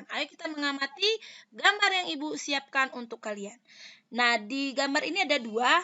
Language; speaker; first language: Indonesian; native; Indonesian